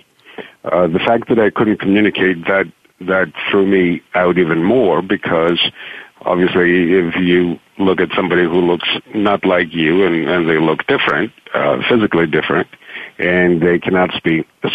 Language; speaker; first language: English; non-native, fluent; Greek